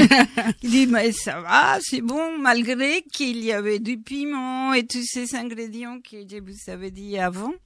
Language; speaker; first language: French; non-native, fluent; Spanish